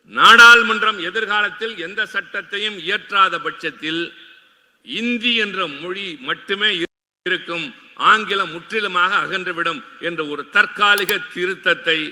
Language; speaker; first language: Tamil; native; Tamil